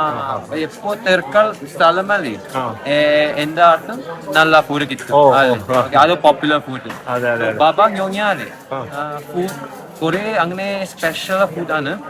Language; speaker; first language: Malayalam; early bilingual, heritage; Malayalam